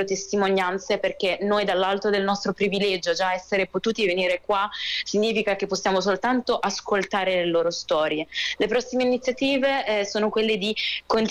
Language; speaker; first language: Italian; non-native, fluent; Arabic